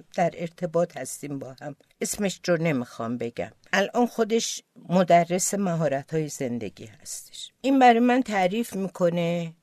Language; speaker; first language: Persian; non-native, local second language; Azerbaijani